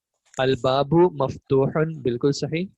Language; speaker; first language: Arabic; non-native, fluent; Urdu